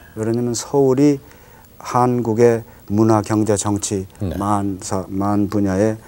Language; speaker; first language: Korean; native; Korean